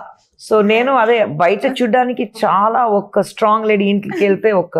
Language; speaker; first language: Telugu; non-native, learner; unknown